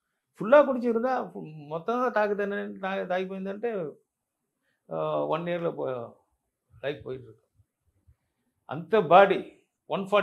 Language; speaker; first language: Telugu; non-native, learner; Tamil